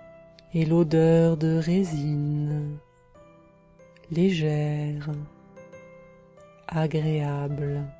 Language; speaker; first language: French; native; French